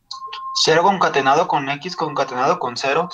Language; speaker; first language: Spanish; native; Spanish